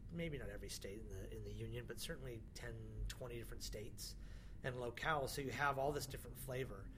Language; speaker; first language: English; native; English